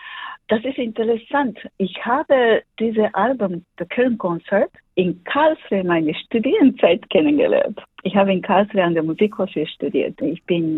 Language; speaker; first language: German; non-native, fluent; Japanese